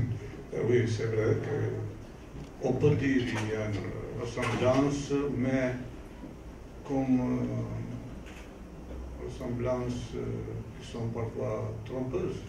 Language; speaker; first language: French; non-native, fluent; Albanian